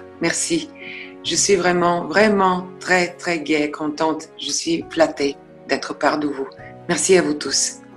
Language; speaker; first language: French; non-native, fluent; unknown